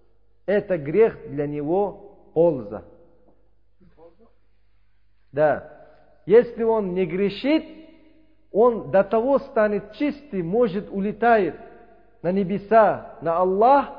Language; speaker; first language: Russian; non-native, learner; Uzbek